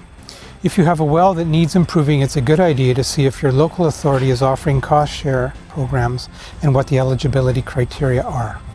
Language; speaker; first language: English; native; English